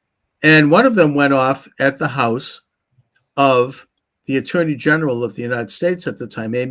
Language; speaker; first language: English; native; English